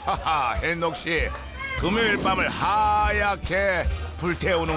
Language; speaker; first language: Korean; native; Korean